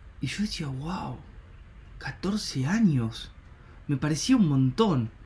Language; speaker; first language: Spanish; native; Spanish